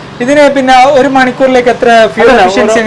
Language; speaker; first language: Malayalam; native; Malayalam